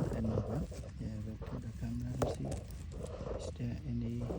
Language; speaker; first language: English; non-native, learner; Khmer